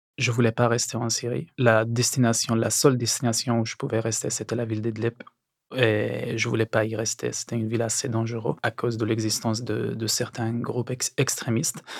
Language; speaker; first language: French; non-native, fluent; Arabic